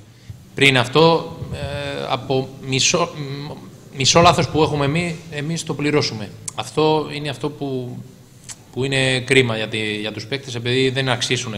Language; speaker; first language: Greek; non-native, learner; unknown